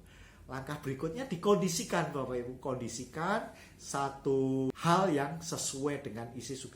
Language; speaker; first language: Indonesian; native; Indonesian